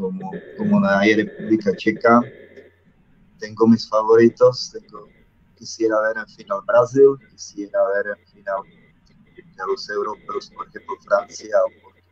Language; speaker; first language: Spanish; non-native, fluent; Czech